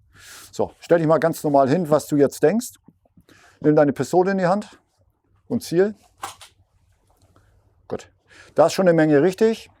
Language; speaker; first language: German; native; German